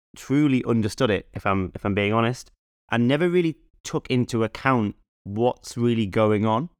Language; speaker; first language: English; native; English